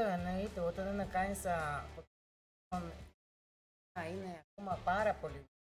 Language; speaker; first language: Greek; non-native, learner; Russian